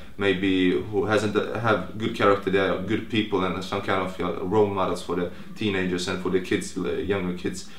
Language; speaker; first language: English; non-native, fluent; Croatian